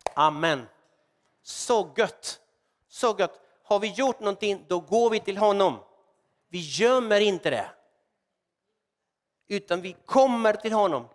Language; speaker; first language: Swedish; non-native, fluent; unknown